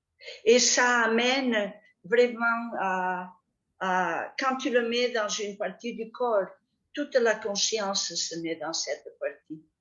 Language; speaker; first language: French; non-native, fluent; Catalan